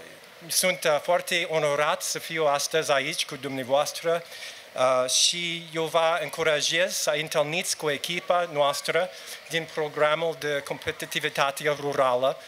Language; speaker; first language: Romanian; non-native, learner; English